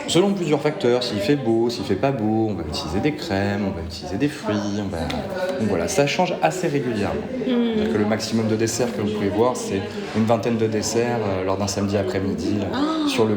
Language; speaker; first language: French; native; French